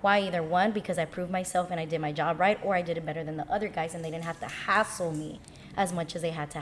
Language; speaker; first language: English; native; English